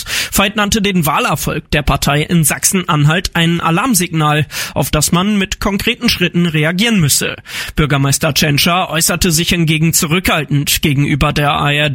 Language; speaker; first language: German; native; German